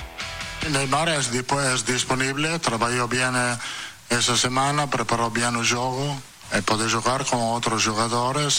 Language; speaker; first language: Portuguese; non-native, fluent; Italian